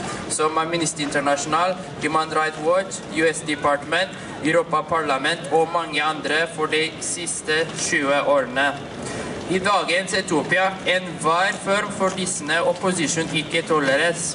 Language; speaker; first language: Norwegian; non-native, fluent; Oromo